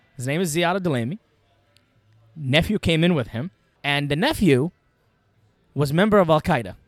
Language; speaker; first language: English; non-native, fluent; Arabic